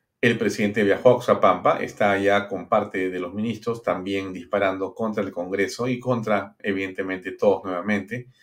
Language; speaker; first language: Spanish; native; Spanish